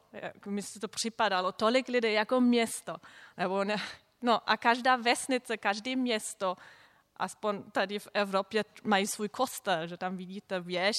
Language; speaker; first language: Czech; non-native, fluent; German